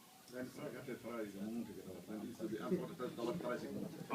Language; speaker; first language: German; non-native, learner; Hausa